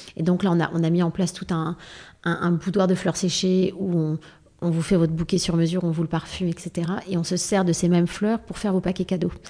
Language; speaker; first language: French; native; French